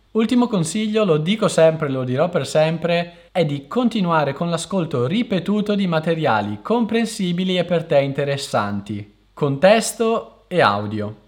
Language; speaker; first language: Italian; native; Italian